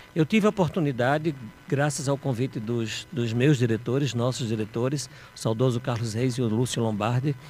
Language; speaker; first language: Portuguese; native; Portuguese